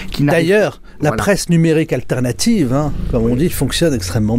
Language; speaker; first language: French; native; French